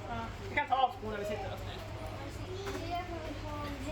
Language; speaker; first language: Swedish; native; Swedish